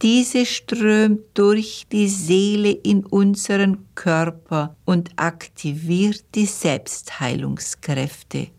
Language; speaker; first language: German; native; German